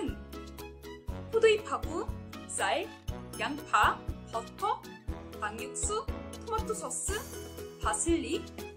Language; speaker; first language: Korean; non-native, learner; Arabic